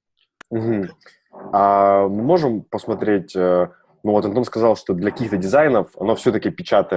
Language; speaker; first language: Russian; native; Russian